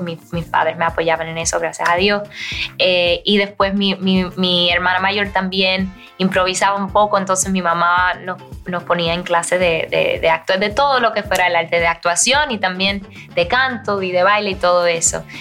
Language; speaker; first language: Spanish; early bilingual, heritage; Spanish